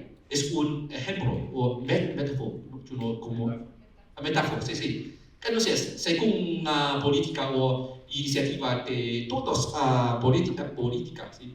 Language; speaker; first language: Spanish; non-native, learner; Chinese